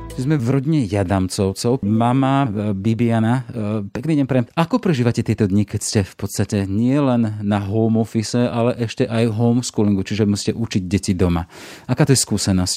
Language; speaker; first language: Slovak; native; Slovak